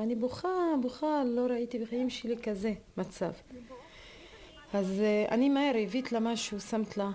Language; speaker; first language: Hebrew; non-native, learner; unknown